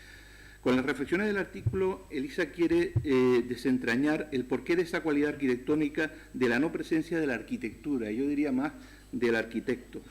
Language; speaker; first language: Spanish; native; Spanish